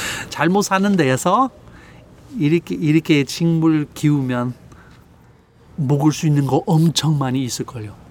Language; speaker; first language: Korean; non-native, fluent; English